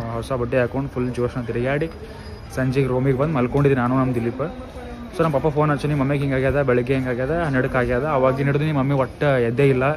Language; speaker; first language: Kannada; native; Kannada